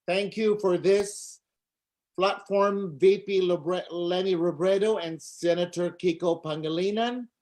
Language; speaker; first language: English; non-native, local second language; Filipino